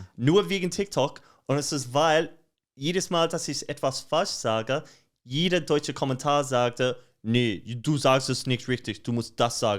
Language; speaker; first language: German; non-native, learner; English